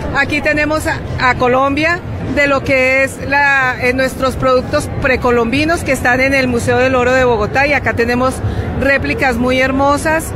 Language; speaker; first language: Spanish; native; Spanish